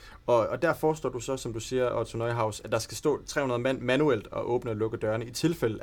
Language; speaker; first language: Danish; native; Danish